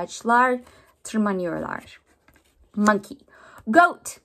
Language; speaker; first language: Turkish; non-native, learner; English